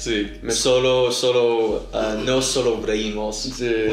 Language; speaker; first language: Spanish; non-native, learner; English